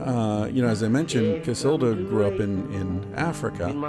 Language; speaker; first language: English; native; English